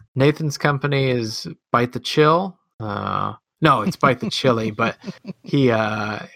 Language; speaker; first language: English; native; English